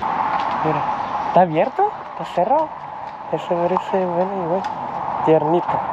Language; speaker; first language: Spanish; non-native, learner; Thai